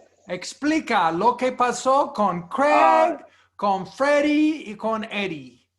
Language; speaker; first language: Spanish; non-native, fluent; English